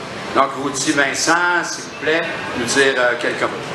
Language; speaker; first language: French; native; French